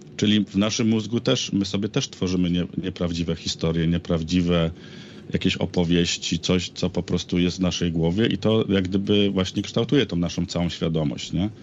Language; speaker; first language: Polish; native; Polish